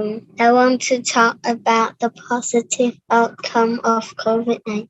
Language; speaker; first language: English; non-native, learner; Cantonese